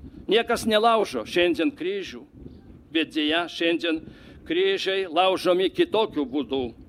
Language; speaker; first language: Lithuanian; non-native, fluent; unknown